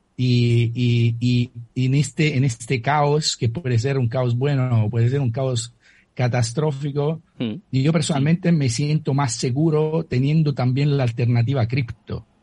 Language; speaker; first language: Spanish; non-native, fluent; Italian